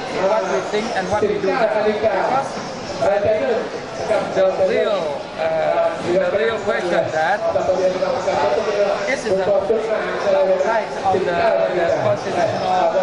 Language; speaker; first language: English; non-native, learner; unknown